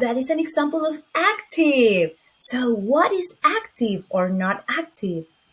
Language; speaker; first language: English; non-native, fluent; Spanish